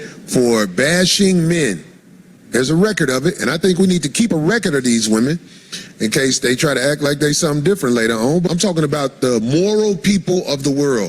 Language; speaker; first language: English; native; English